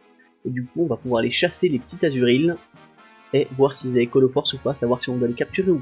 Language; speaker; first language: French; native; French